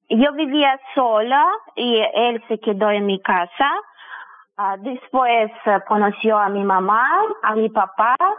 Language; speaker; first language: Spanish; non-native, fluent; Russian